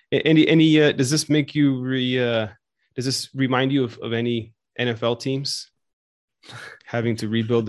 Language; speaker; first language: English; native; English